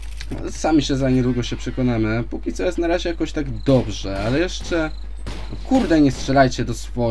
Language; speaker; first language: Polish; native; Polish